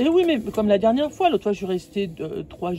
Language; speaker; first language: French; native; French